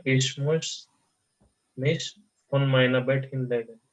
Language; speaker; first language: German; non-native, learner; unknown